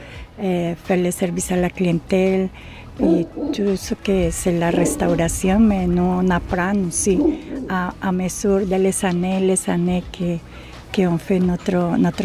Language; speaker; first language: French; non-native, learner; Spanish